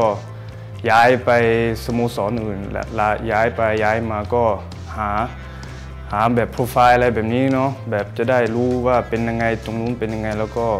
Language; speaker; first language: Thai; early bilingual, heritage; Thai